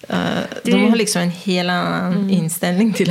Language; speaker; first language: Swedish; non-native, fluent; Persian